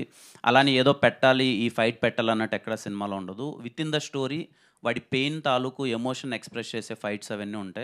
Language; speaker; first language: Telugu; native; Telugu